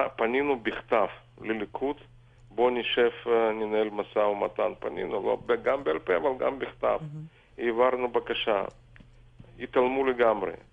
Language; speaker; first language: Hebrew; non-native, fluent; Russian